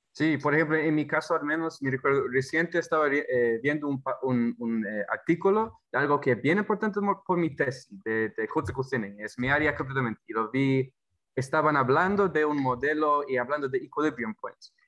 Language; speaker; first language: Spanish; non-native, fluent; English